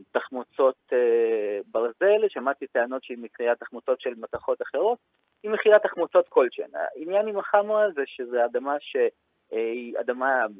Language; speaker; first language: Hebrew; early bilingual, other home language; Russian